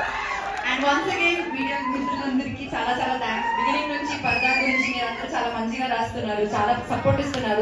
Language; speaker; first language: Telugu; non-native, fluent; Malayalam